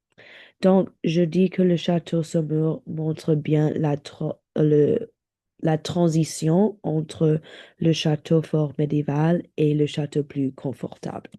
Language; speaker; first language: French; non-native, learner; English